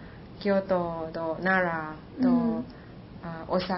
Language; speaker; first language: Japanese; non-native, learner; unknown